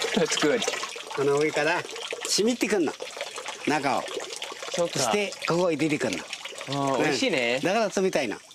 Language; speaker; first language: English; native; English